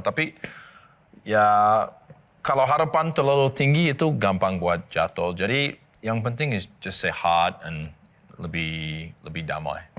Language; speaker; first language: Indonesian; non-native, learner; English